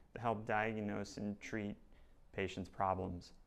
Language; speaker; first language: English; native; English